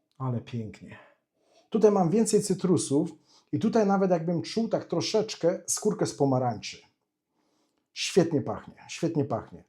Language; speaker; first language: Polish; native; Polish